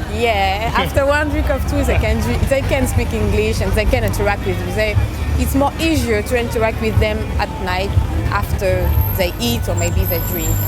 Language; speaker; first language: English; non-native, learner; French